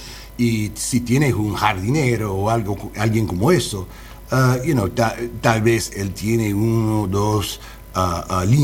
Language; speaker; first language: Spanish; non-native, learner; English